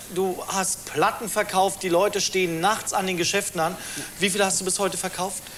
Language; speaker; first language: German; native; German